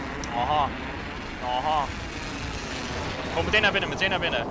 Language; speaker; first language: Dutch; early bilingual, other home language; Turkish